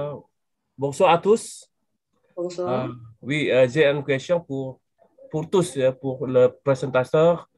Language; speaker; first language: French; non-native, learner; Indonesian